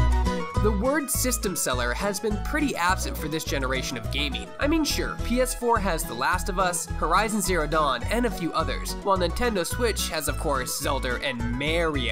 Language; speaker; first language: English; native; English